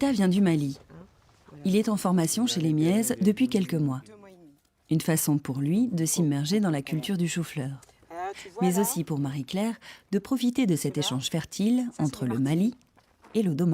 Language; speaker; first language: French; native; French